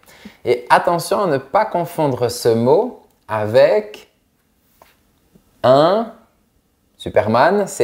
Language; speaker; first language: French; native; French